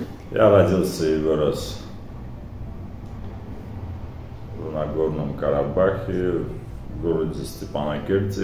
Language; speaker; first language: Russian; non-native, fluent; Armenian